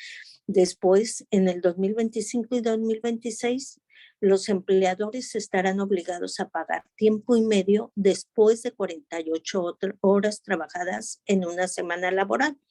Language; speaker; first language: Spanish; native; Spanish